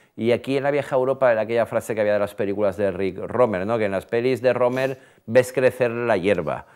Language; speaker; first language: Spanish; native; Spanish